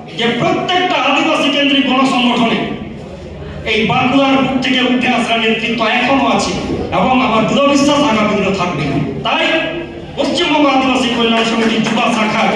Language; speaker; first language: Bangla; non-native, local second language; Santali